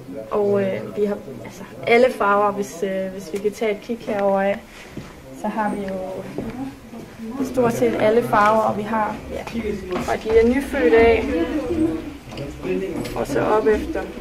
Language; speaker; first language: Danish; native; Danish